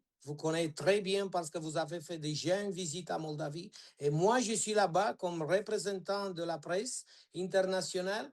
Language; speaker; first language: French; non-native, learner; Romanian